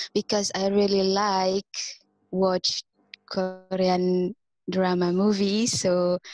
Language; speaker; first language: English; non-native, fluent; Indonesian